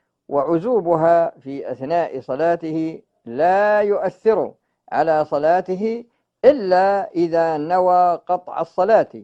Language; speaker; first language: Arabic; native; Arabic